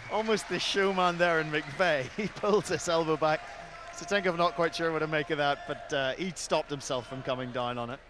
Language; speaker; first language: English; native; English